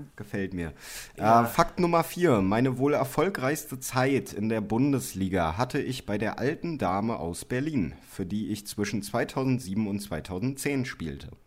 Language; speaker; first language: German; native; German